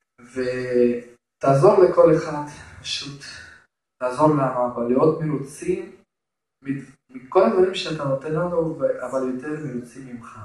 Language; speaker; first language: Hebrew; non-native, fluent; Russian